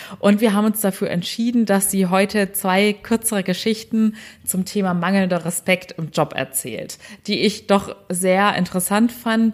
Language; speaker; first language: German; early bilingual, other home language; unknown